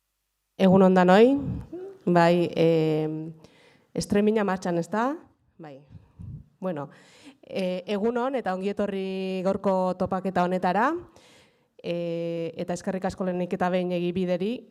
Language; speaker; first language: Basque; native; Basque